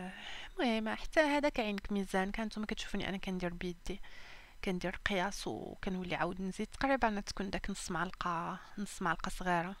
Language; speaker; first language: Arabic; native; Arabic